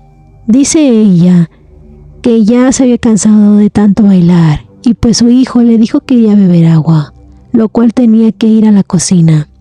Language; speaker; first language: Spanish; native; Spanish